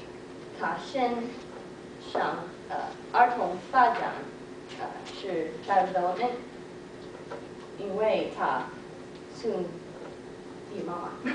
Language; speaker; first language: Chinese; non-native, learner; English